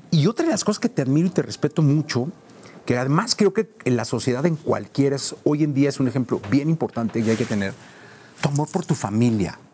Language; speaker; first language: Spanish; native; Spanish